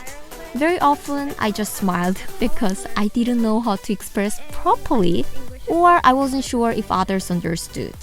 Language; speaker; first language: English; non-native, fluent; Korean